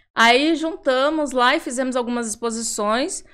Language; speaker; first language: Portuguese; native; Portuguese